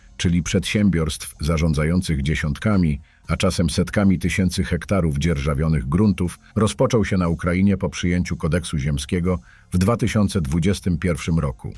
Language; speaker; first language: Polish; native; Polish